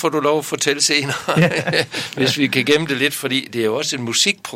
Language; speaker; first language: Danish; native; Danish